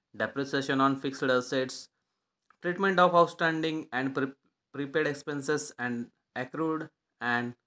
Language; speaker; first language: English; non-native, local second language; Marathi